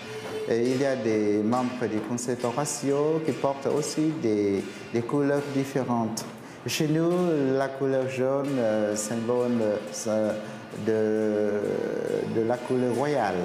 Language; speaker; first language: French; non-native, fluent; Vietnamese